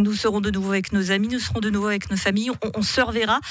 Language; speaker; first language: French; native; French